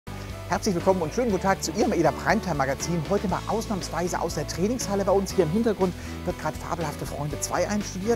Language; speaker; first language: German; native; German